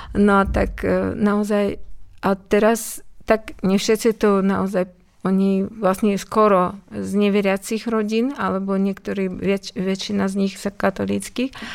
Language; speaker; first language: Slovak; non-native, fluent; Russian